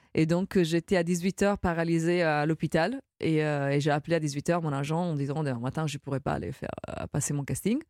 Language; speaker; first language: French; non-native, fluent; Italian